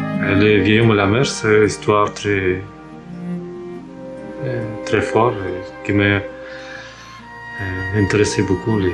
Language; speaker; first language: French; non-native, fluent; Russian